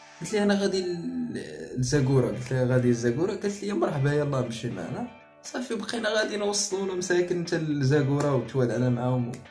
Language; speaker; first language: Arabic; native; Arabic